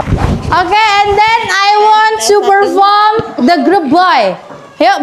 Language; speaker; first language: English; non-native, learner; Indonesian